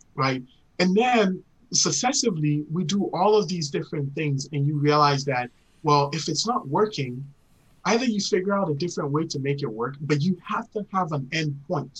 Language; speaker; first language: English; non-native, local second language; Akan